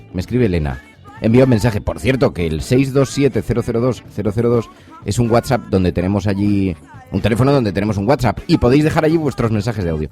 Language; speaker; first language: Spanish; native; Spanish